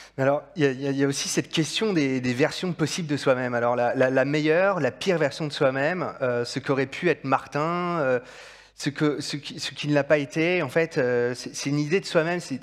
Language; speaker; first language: French; native; French